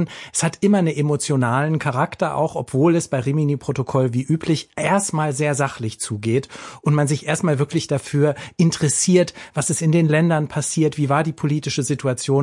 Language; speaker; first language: German; native; German